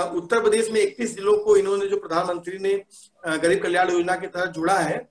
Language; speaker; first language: Hindi; native; Hindi